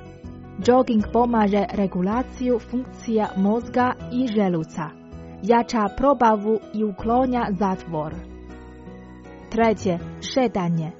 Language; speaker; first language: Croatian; non-native, fluent; Chinese